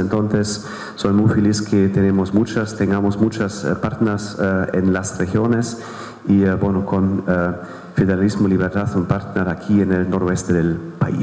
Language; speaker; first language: Spanish; non-native, fluent; German